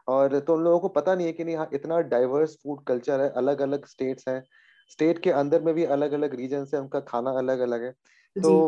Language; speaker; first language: Hindi; native; Hindi